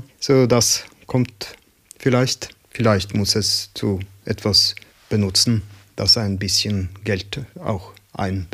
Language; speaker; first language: German; non-native, learner; Norwegian